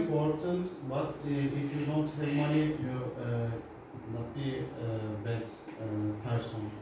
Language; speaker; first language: English; non-native, learner; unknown